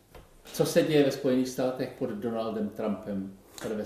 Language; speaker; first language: Czech; native; Czech